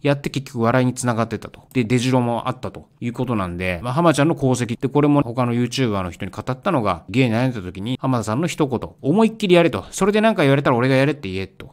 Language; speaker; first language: Japanese; native; Japanese